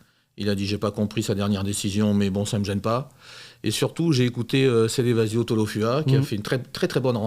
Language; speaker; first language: French; native; French